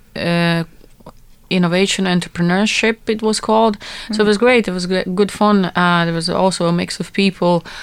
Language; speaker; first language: English; non-native, fluent; Latvian